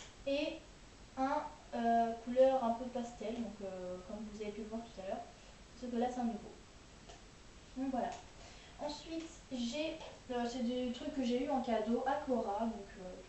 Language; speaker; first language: French; native; French